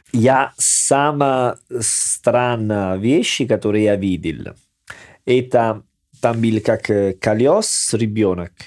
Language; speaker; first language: Russian; non-native, learner; Italian